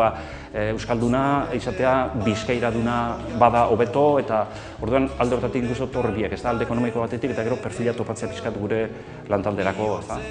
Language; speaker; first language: Basque; native; Basque